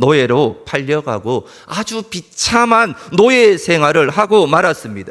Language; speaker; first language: Korean; native; Korean